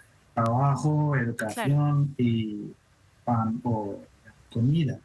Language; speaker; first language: Spanish; non-native, fluent; Persian